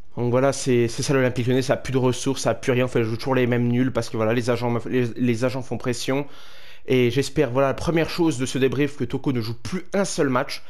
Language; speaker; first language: French; native; French